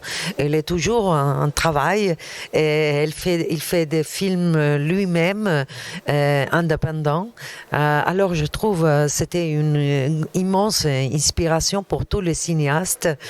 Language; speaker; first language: French; non-native, fluent; Arabic